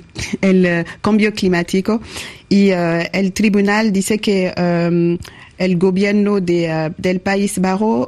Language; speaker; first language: Spanish; non-native, learner; French